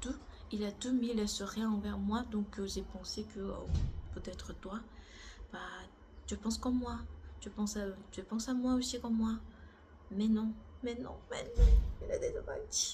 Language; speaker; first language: French; non-native, learner; Korean